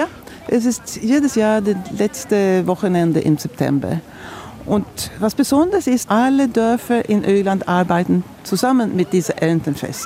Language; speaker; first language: German; non-native, fluent; Swedish